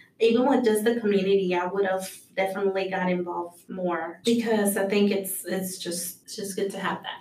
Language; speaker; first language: English; early bilingual, other home language; Spanish